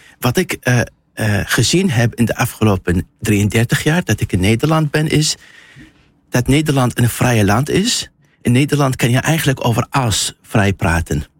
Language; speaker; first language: Dutch; non-native, fluent; Arabic